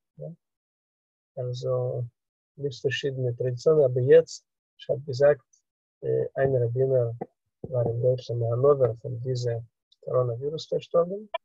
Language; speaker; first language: German; non-native, fluent; Russian